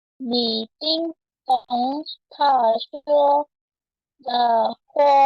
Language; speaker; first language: Chinese; non-native, learner; Urdu